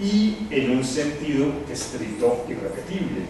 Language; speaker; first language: Spanish; native; Spanish